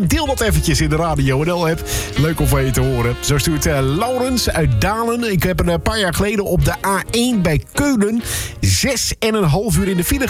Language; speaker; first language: Dutch; native; Dutch